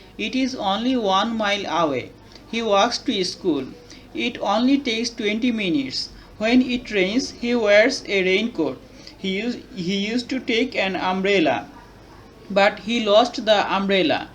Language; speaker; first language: English; non-native, learner; Bangla